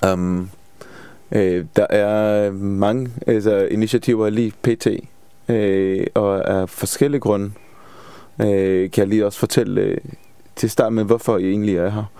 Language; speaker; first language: Danish; non-native, fluent; Hebrew